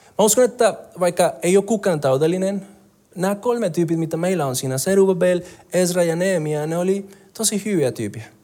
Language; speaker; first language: Finnish; non-native, fluent; Spanish